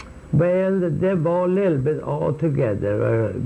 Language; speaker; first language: English; non-native, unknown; Swedish